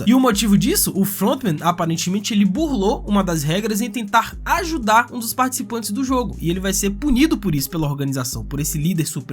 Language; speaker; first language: Portuguese; native; Portuguese